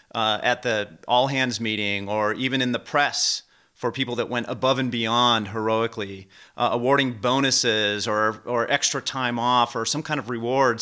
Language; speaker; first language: English; native; English